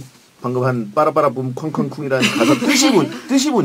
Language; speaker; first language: Korean; native; Korean